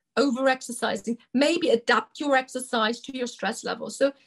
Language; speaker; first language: English; non-native, fluent; German